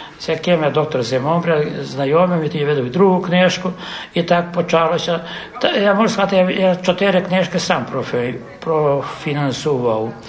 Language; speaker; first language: Ukrainian; early bilingual, heritage; Ukrainian